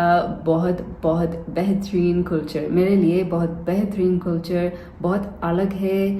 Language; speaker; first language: Hindi; non-native, learner; English